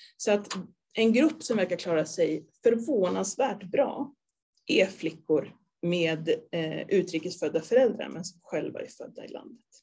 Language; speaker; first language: Swedish; native; Swedish